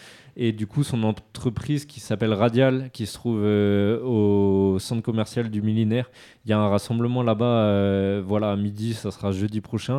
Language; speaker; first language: French; native; French